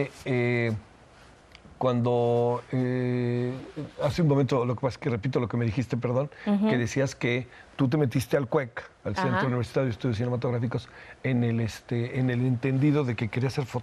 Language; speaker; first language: Spanish; native; Spanish